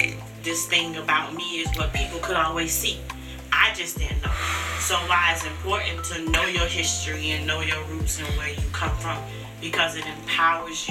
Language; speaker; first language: English; native; English